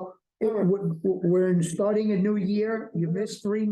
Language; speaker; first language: English; native; English